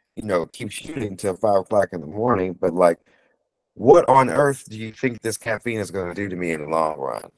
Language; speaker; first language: English; native; English